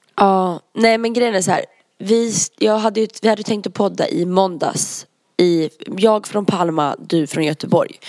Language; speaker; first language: Swedish; native; Swedish